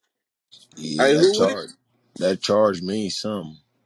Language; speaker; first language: English; native; English